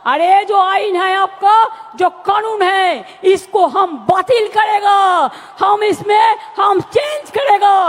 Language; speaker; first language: Hindi; non-native, local second language; Bangla